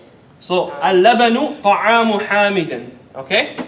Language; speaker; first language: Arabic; non-native, fluent; English